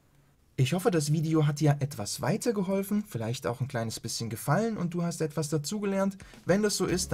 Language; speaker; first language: German; native; German